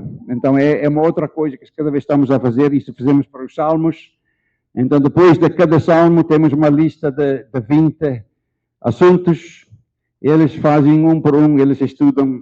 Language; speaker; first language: Portuguese; non-native, fluent; Dutch